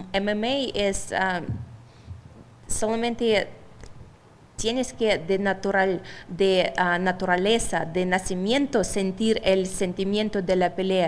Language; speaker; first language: Spanish; non-native, fluent; Russian